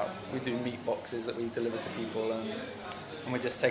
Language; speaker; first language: English; native; English